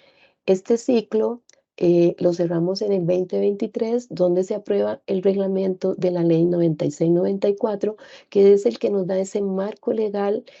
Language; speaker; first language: Spanish; native; Spanish